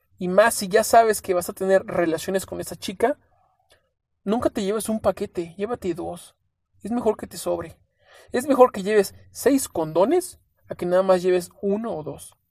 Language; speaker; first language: Spanish; native; Spanish